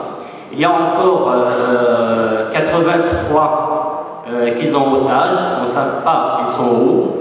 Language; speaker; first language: French; non-native, fluent; Arabic